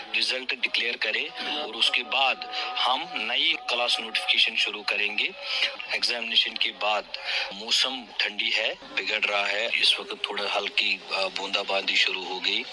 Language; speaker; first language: Urdu; non-native, local second language; Kashmiri